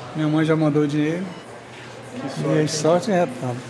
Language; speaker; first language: Portuguese; native; Portuguese